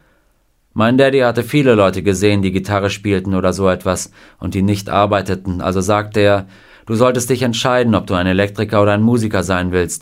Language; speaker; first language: German; native; German